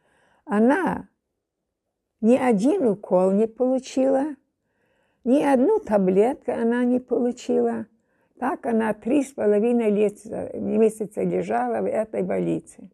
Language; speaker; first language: Russian; non-native, local second language; German